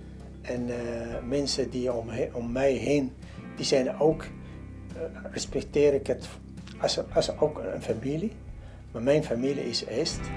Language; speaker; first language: Dutch; non-native, learner; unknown